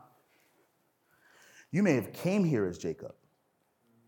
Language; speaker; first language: English; native; English